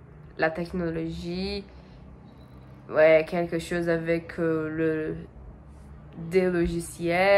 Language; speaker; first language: French; non-native, learner; Portuguese